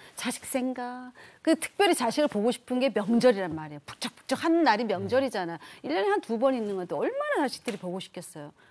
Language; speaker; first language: Korean; native; Korean